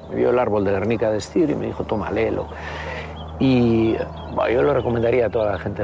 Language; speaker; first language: Spanish; native; Spanish